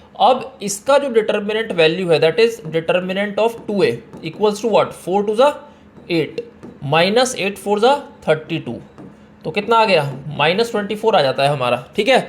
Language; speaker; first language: Hindi; native; Hindi